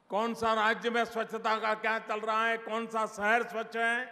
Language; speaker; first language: Hindi; non-native, local second language; Gujarati